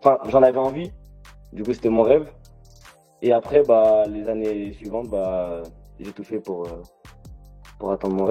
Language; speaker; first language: French; native; French